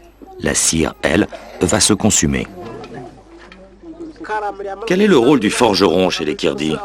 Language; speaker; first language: French; native; French